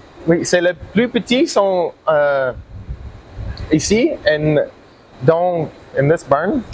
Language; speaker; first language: French; non-native, learner; English